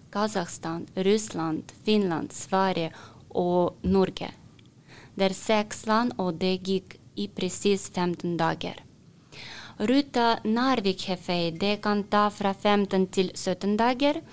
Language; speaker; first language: Norwegian; non-native, learner; Russian